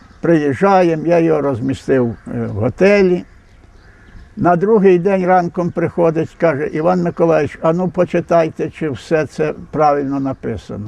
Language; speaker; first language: Ukrainian; native; Ukrainian